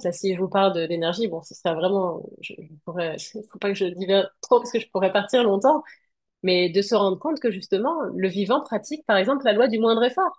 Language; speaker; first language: French; native; French